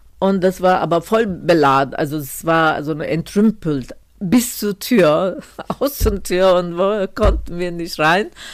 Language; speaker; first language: German; non-native, fluent; Turkish